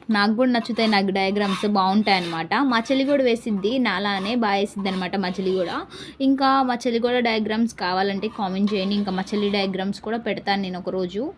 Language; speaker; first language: Telugu; native; Telugu